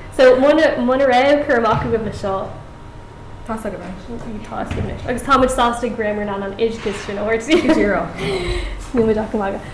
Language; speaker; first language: Irish; non-native, local second language; English